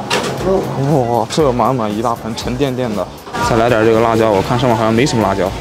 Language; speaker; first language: Chinese; native; Chinese